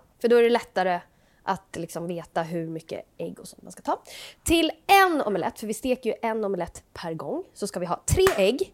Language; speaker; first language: Swedish; native; Swedish